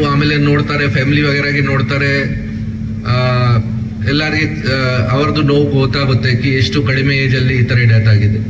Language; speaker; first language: Kannada; non-native, local second language; Hindi